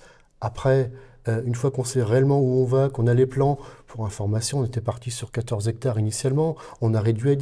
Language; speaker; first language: French; native; French